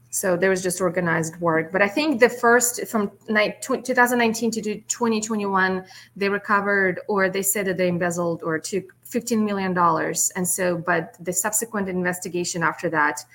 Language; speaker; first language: English; non-native, fluent; Russian